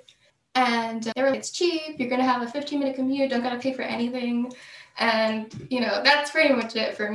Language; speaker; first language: English; native; English